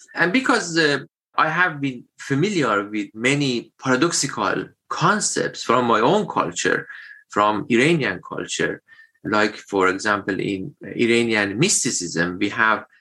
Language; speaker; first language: English; non-native, fluent; Persian